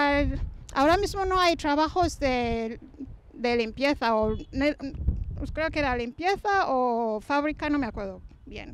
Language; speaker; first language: Spanish; non-native, fluent; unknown